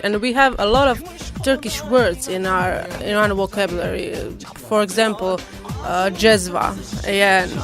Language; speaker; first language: English; non-native, fluent; Croatian